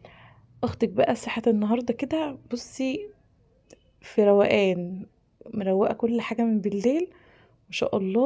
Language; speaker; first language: Arabic; native; Arabic